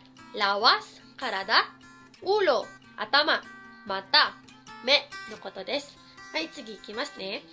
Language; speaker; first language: Japanese; non-native, fluent; Filipino